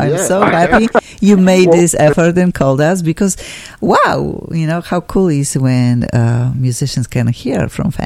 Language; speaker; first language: English; non-native, fluent; Polish